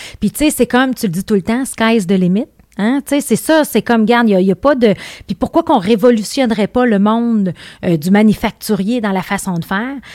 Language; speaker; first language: French; native; French